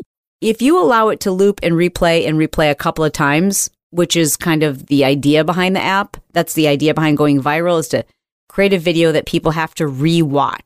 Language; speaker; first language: English; native; English